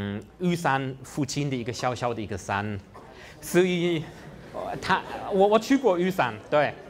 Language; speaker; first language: Chinese; non-native, fluent; German